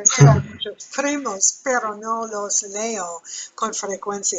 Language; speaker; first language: Spanish; non-native, learner; English